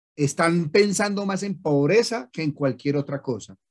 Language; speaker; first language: Spanish; native; Spanish